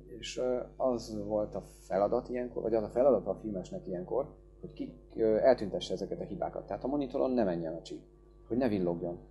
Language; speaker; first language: Hungarian; early bilingual, other home language; Polish